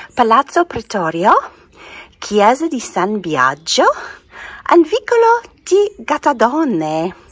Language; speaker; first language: Italian; non-native, learner; English